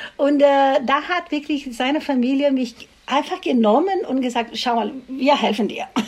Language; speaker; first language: German; non-native, fluent; Portuguese